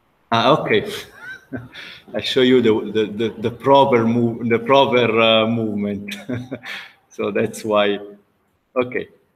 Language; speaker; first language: English; non-native, fluent; Italian